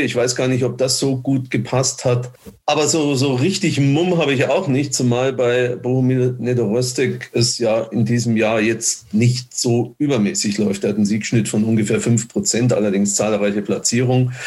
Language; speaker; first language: German; native; German